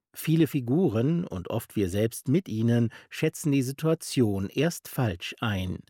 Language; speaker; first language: German; native; German